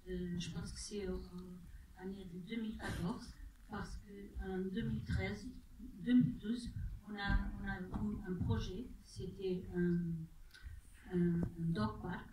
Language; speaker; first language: French; non-native, fluent; Portuguese